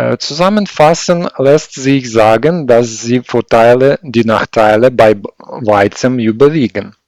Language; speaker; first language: German; non-native, learner; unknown